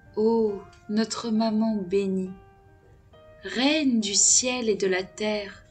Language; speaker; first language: French; native; French